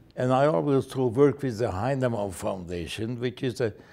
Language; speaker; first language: English; non-native, fluent; Hungarian